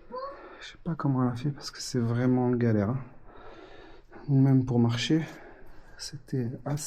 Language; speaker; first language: French; native; French